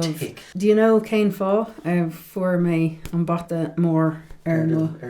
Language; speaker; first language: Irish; non-native, local second language; English